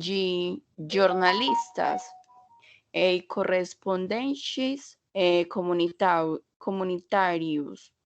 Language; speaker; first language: Portuguese; non-native, learner; Spanish